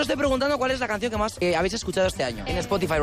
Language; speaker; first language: Spanish; native; Spanish